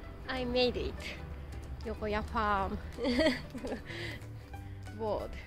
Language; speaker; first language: English; non-native, learner; Japanese